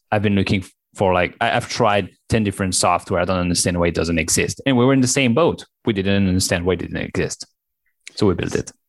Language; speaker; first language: English; non-native, fluent; French